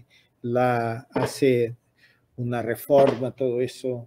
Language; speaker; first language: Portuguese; non-native, fluent; Spanish